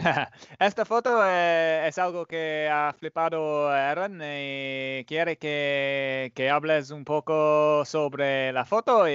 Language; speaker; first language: Spanish; non-native, fluent; English